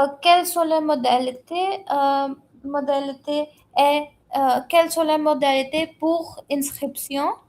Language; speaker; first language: French; non-native, learner; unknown